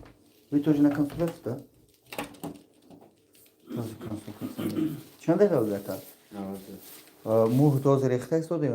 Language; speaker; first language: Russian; non-native, learner; Tajik